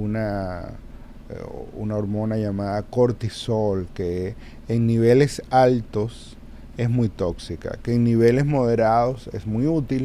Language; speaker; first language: Spanish; native; Spanish